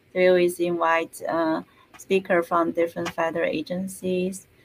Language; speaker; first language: English; non-native, fluent; Chinese